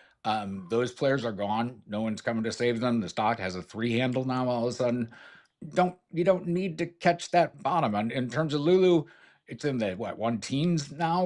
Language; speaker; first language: English; native; English